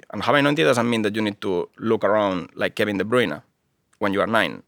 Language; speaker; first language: English; non-native, fluent; Spanish